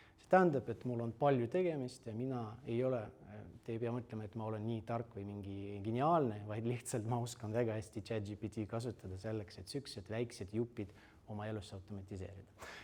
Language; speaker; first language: Estonian; non-native, fluent; Russian